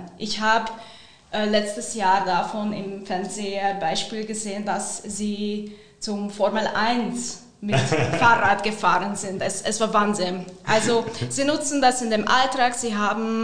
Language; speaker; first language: German; non-native, fluent; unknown